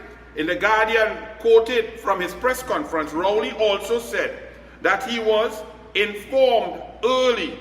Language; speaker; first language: English; native; English